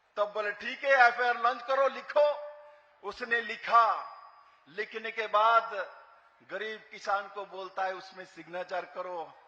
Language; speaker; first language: Hindi; non-native, local second language; Bangla